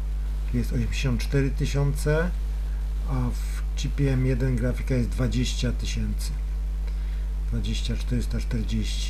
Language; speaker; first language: Polish; native; Polish